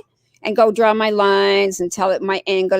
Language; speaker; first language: English; native; English